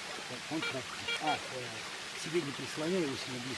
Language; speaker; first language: Russian; native; Russian